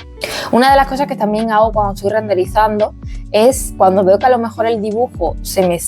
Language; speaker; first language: Spanish; native; Spanish